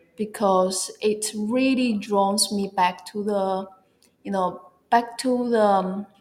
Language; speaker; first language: English; non-native, fluent; Chinese